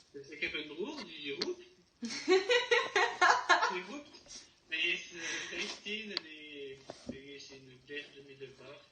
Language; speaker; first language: Dutch; non-native, learner; French